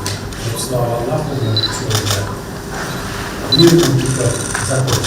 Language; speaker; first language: Russian; non-native, local second language; Kyrgyz